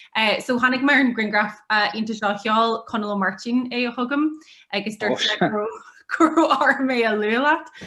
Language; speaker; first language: Irish; native; Irish